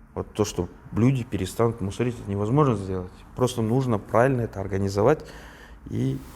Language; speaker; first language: Russian; non-native, local second language; Kazakh